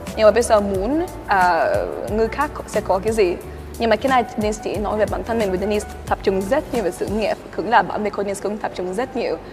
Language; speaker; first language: Vietnamese; early bilingual, heritage; Swedish